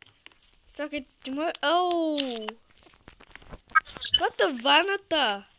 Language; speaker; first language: Bulgarian; non-native, learner; English